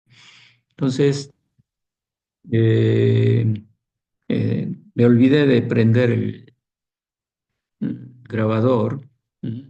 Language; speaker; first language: Spanish; non-native, fluent; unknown